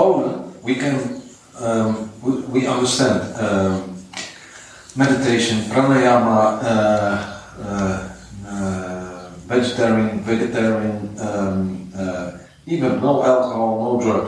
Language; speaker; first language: English; non-native, fluent; Dutch